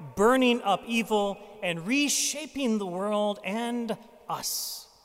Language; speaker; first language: English; native; English